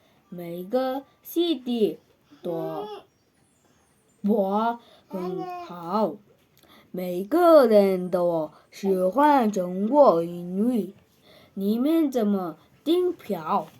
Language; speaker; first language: Chinese; non-native, learner; Mongolian